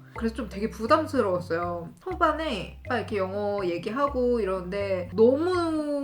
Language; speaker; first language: Korean; native; Korean